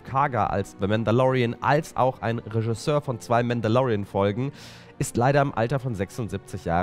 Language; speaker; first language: German; native; German